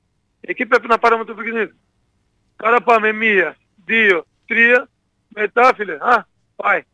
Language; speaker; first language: Greek; non-native, learner; Portuguese